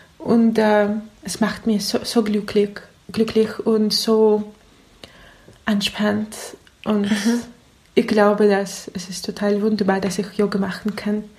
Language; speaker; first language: German; non-native, learner; Russian